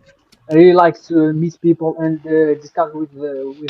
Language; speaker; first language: English; non-native, learner; Arabic